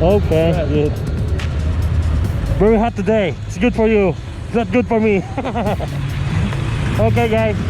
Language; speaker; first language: English; non-native, local second language; Filipino